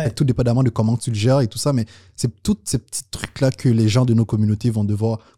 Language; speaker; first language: French; non-native, local second language; Haitian Creole